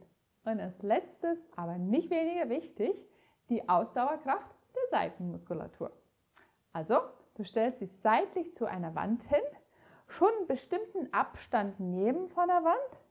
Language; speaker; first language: German; native; German